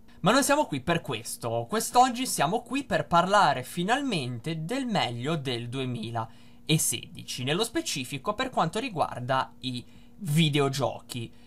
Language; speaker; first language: Italian; native; Italian